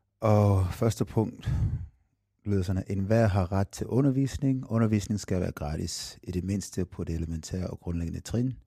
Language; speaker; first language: Danish; non-native, fluent; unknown